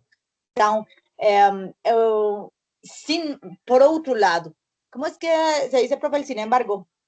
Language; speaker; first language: Portuguese; non-native, learner; Spanish